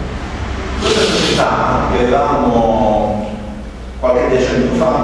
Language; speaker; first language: Italian; native; Italian